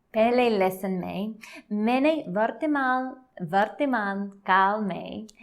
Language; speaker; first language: Hindi; non-native, learner; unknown